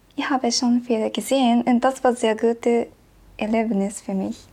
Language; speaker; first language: German; non-native, learner; Japanese